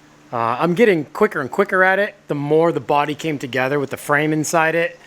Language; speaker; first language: English; native; English